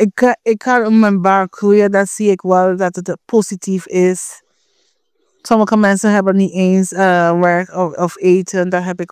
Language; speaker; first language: Dutch; non-native, fluent; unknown